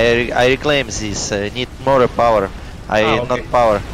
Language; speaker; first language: English; non-native, learner; Russian